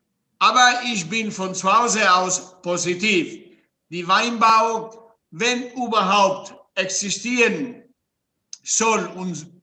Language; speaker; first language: German; non-native, fluent; Italian